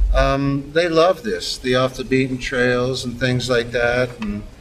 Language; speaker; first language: English; native; English